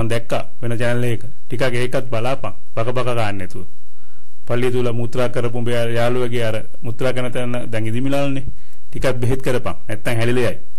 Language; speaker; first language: Sinhala; non-native, local second language; Tamil